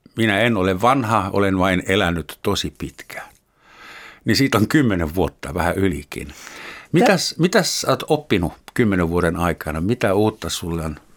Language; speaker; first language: Finnish; non-native, fluent; German